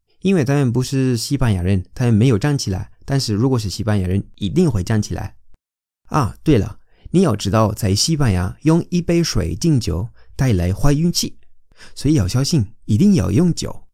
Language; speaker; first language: Chinese; non-native, fluent; Spanish